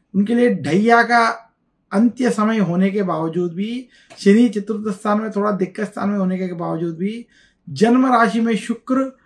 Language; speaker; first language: Hindi; non-native, local second language; Telugu